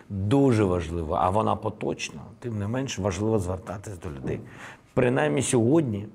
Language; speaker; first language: Ukrainian; non-native, local second language; Russian